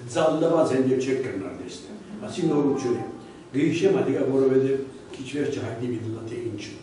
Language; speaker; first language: Armenian; early bilingual, heritage; Armenian